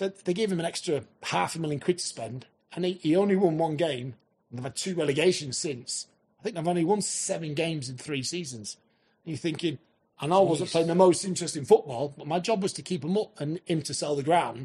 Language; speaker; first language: English; native; English